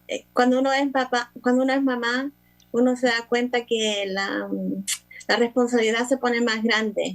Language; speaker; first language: Spanish; early bilingual, other home language; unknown